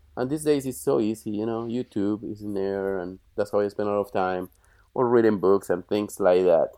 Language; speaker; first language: English; non-native, fluent; Spanish